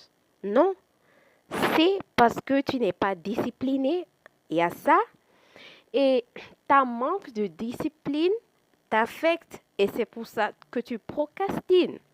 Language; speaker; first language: French; non-native, fluent; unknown